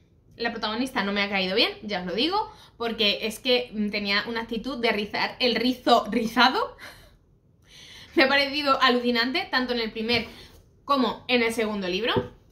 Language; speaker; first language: Spanish; native; Spanish